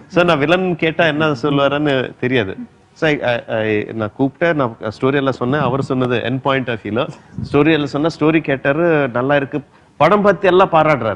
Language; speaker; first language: Tamil; non-native, fluent; Telugu